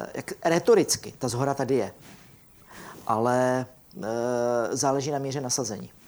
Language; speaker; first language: Czech; native; Czech